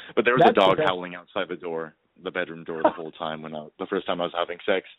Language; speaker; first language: English; native; English